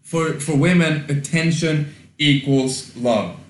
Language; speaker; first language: English; non-native, fluent; Swedish